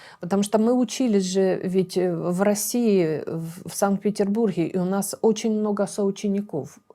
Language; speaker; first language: Russian; native; Russian